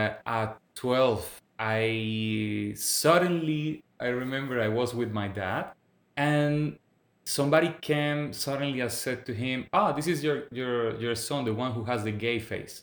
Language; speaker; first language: English; non-native, fluent; Spanish